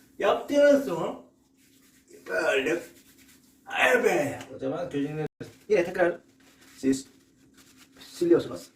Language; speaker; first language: Turkish; non-native, learner; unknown